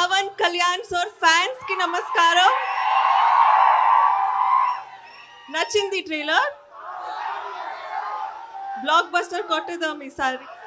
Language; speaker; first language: Telugu; non-native, learner; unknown